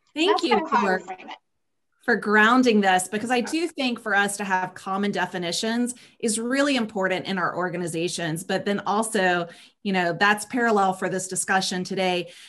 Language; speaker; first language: English; native; English